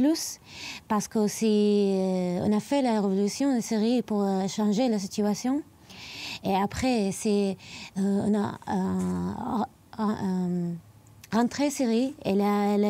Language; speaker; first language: French; non-native, learner; Arabic